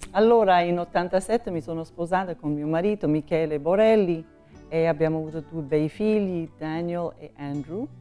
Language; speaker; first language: Italian; early bilingual, heritage; Italian